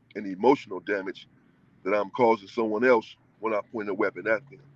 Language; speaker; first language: English; native; English